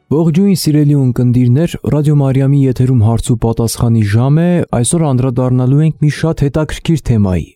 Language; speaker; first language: Armenian; native; Armenian